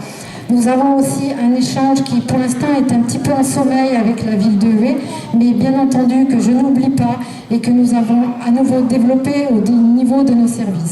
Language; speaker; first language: French; native; French